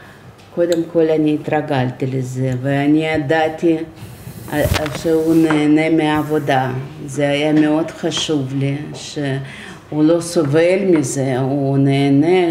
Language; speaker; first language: Hebrew; non-native, fluent; Russian